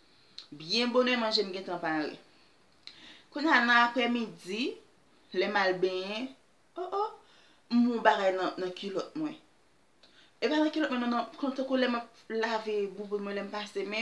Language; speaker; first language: French; non-native, learner; Haitian Creole